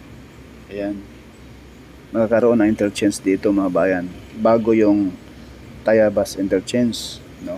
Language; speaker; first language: Filipino; native; Filipino